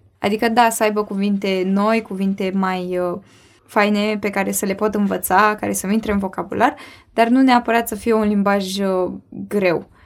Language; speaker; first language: Romanian; native; Romanian